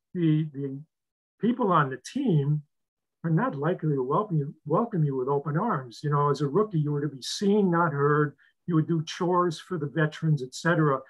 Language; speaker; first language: English; native; English